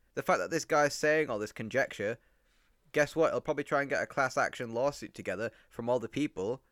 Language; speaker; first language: English; native; English